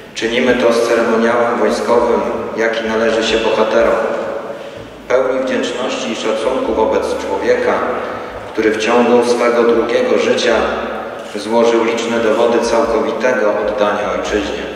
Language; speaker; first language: Polish; native; Polish